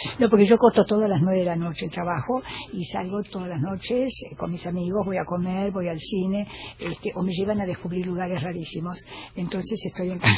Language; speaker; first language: Spanish; native; Spanish